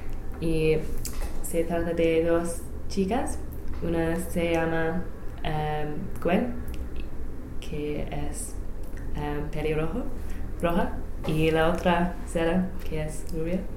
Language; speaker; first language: Spanish; non-native, learner; English